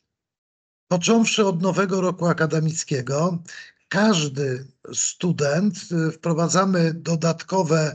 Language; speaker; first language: Polish; native; Polish